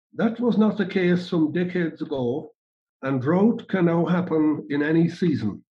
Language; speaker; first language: English; native; English